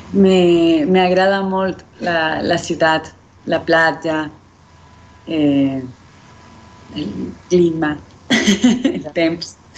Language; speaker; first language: Catalan; non-native, learner; Spanish